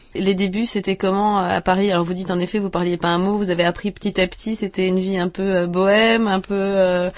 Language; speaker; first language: French; native; French